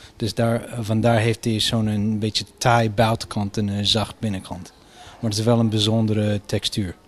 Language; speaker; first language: Dutch; non-native, fluent; English